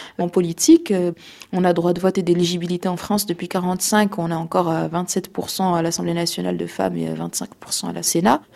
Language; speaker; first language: French; non-native, local second language; Arabic